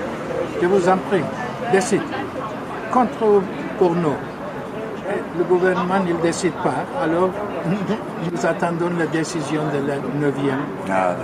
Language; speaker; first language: French; non-native, fluent; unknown